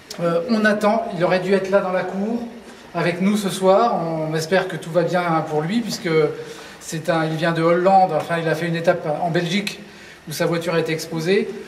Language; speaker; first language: French; native; French